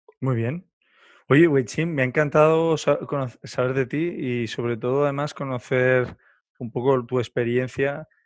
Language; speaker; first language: Spanish; native; Spanish